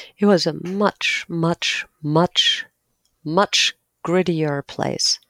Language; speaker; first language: English; non-native, fluent; German